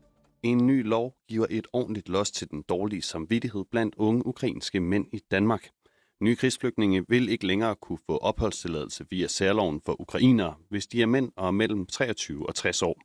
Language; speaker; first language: Danish; native; Danish